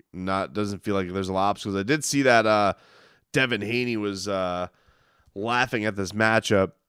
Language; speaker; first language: English; native; English